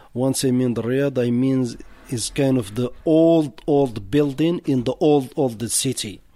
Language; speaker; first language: English; non-native, learner; Arabic